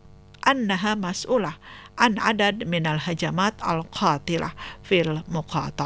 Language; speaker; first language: Arabic; non-native, fluent; Indonesian